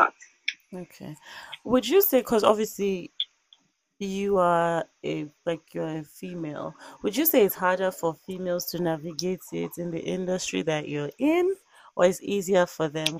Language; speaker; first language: English; non-native, local second language; Yoruba